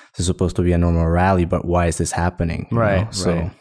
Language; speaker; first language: English; early bilingual, other home language; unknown